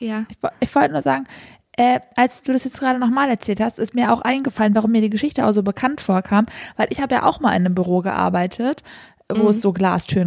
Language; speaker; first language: German; native; German